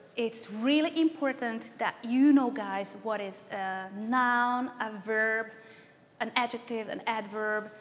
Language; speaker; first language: English; non-native, fluent; Hungarian